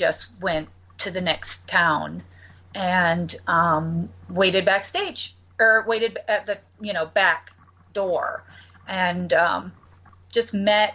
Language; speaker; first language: English; native; English